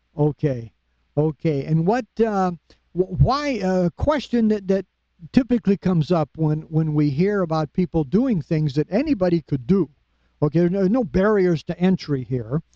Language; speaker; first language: English; native; English